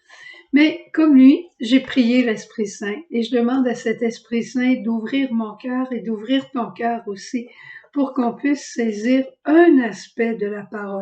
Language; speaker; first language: French; native; French